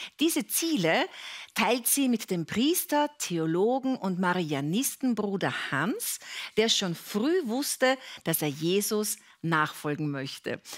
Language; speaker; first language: German; native; German